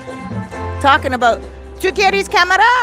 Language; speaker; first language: Spanish; non-native, learner; English